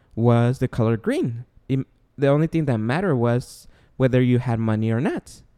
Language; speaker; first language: English; non-native, fluent; Spanish